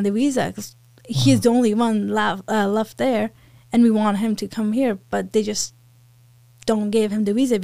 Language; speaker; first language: English; non-native, fluent; Persian